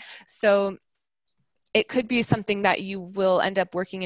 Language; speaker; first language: English; native; English